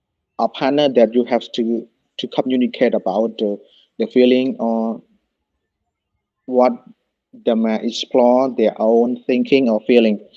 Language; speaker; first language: English; non-native, learner; Khmer